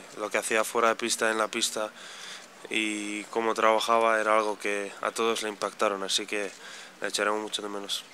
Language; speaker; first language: Spanish; non-native, fluent; Slovenian